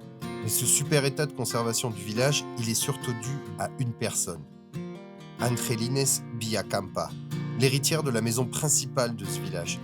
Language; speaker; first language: French; native; French